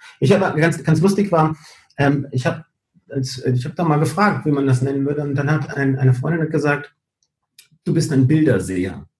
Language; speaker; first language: German; early bilingual, heritage; German